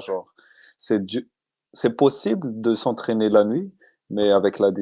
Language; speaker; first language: French; non-native, local second language; Malagasy